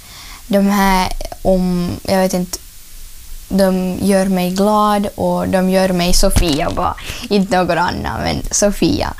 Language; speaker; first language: Swedish; non-native, learner; Russian